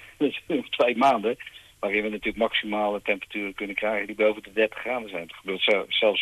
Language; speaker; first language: Dutch; native; Dutch